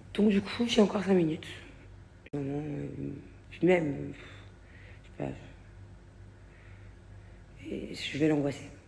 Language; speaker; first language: French; native; French